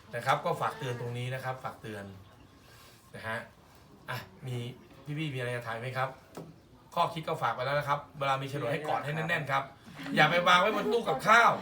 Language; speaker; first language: Thai; native; Thai